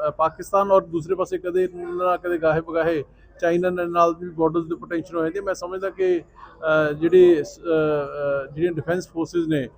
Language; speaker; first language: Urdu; non-native, local second language; Punjabi